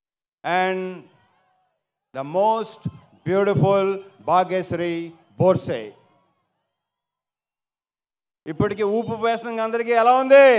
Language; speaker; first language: Telugu; native; Telugu